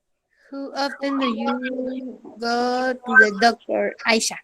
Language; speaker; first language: English; non-native, learner; Spanish